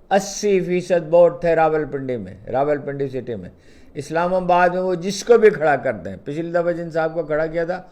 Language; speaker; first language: Urdu; native; Urdu